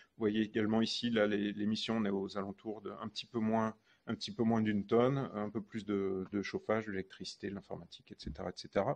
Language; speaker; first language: French; native; French